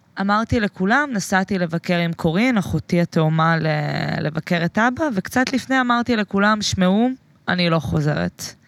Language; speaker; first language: Hebrew; native; Hebrew